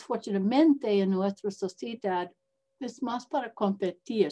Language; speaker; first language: Spanish; non-native, learner; English